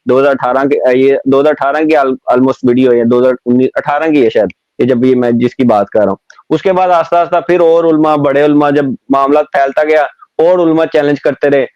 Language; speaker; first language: Urdu; non-native, local second language; Punjabi